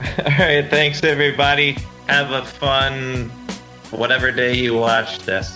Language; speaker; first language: English; native; English